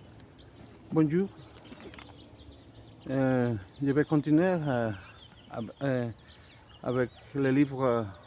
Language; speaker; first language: French; non-native, fluent; Spanish